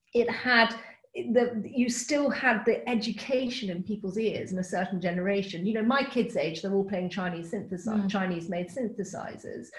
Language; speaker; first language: English; native; English